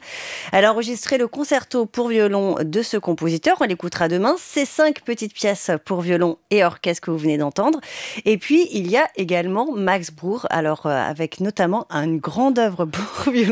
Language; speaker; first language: French; native; French